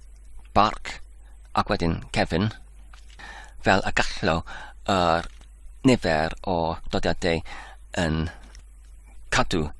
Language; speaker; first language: Welsh; non-native, learner; Polish